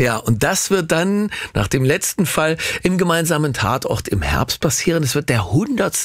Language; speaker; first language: German; native; German